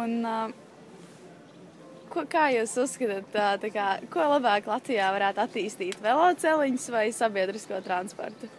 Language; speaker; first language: Latvian; native; Latvian